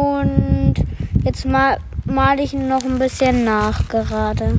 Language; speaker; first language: German; native; German